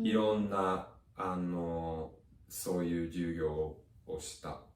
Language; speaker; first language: Japanese; non-native, fluent; English